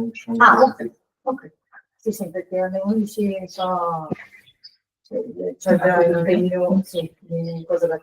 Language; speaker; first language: Italian; non-native, fluent; Portuguese